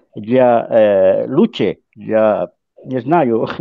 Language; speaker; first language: Russian; non-native, learner; Spanish